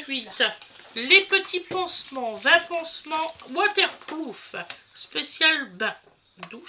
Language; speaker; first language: French; native; French